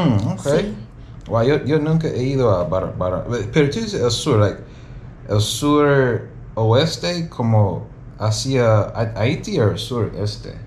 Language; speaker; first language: Spanish; non-native, learner; English